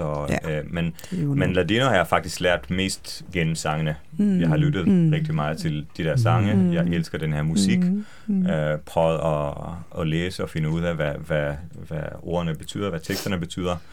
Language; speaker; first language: Danish; non-native, fluent; Hebrew